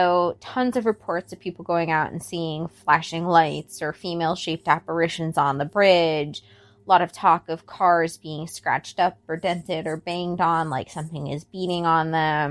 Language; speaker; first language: English; native; English